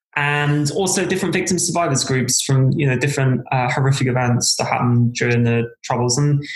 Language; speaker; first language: English; native; English